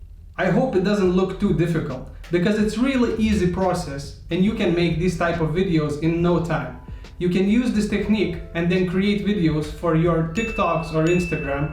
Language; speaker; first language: English; non-native, fluent; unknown